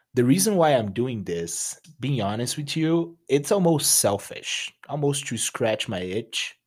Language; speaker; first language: English; non-native, fluent; Portuguese